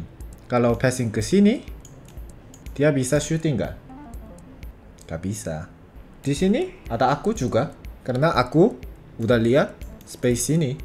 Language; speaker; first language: Indonesian; non-native, fluent; Korean